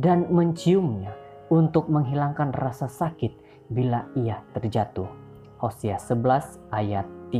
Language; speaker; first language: Indonesian; native; Indonesian